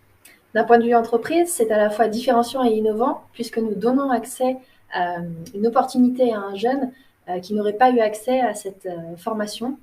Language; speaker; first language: French; native; French